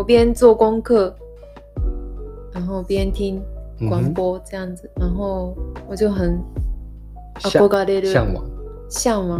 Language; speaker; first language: Chinese; non-native, learner; Japanese